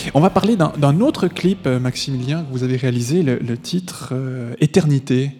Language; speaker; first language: French; native; French